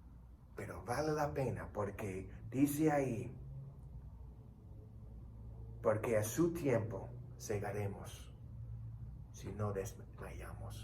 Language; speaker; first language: Spanish; non-native, fluent; English